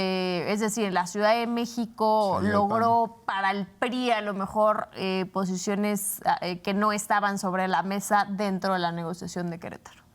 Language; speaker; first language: Spanish; native; Spanish